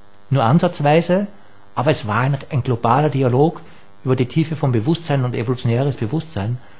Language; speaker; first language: German; native; German